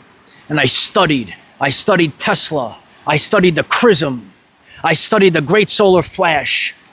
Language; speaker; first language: English; native; English